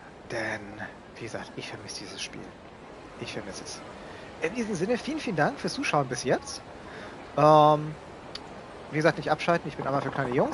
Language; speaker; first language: German; native; German